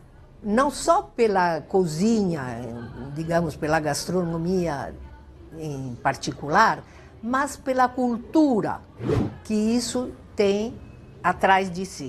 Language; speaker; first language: Portuguese; non-native, fluent; Italian